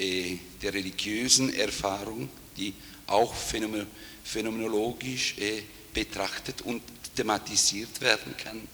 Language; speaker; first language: German; non-native, fluent; Italian